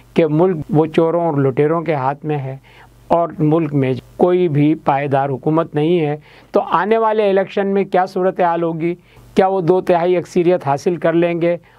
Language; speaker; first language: Urdu; native; Urdu